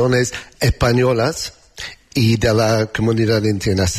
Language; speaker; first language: Spanish; non-native, learner; English